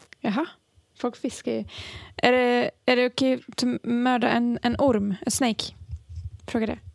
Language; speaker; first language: Swedish; native; Swedish